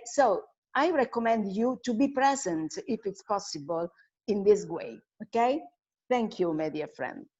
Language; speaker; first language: English; non-native, fluent; Italian